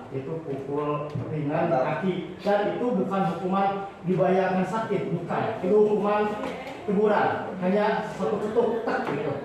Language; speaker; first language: Indonesian; native; Indonesian